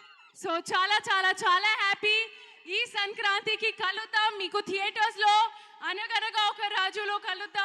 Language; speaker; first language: Telugu; non-native, learner; Hindi